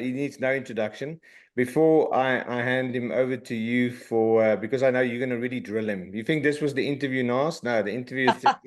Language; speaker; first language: English; non-native, local second language; Afrikaans